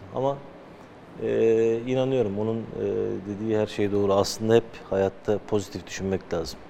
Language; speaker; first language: Turkish; native; Turkish